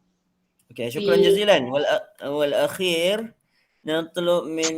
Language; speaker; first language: Arabic; non-native, fluent; Malay